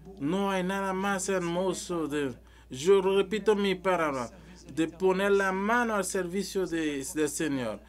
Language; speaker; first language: Spanish; non-native, learner; French